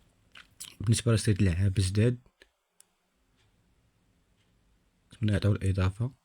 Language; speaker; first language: Arabic; native; Arabic